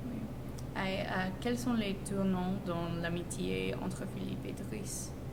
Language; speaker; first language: French; non-native, learner; English